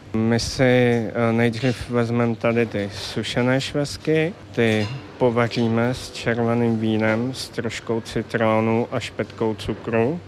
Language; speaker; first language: Czech; native; Czech